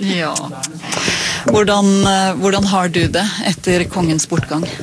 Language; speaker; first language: Norwegian; native; Norwegian